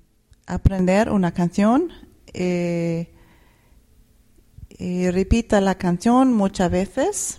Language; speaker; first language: Spanish; non-native, fluent; Swedish